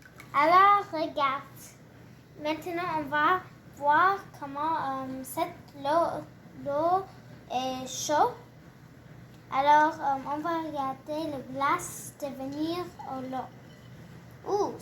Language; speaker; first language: French; non-native, learner; English